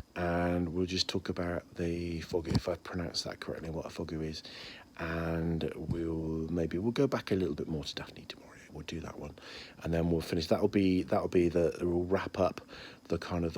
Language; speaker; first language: English; native; English